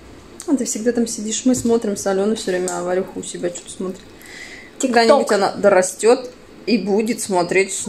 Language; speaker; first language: Russian; native; Russian